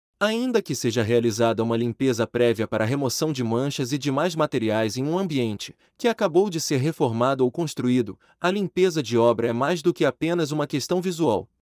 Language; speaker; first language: Portuguese; native; Portuguese